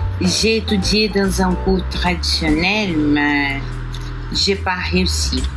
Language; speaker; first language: French; non-native, learner; Portuguese